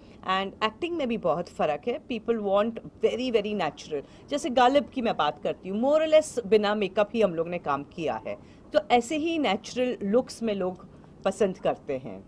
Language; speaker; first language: Hindi; native; Hindi